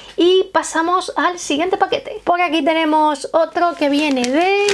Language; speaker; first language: Spanish; native; Spanish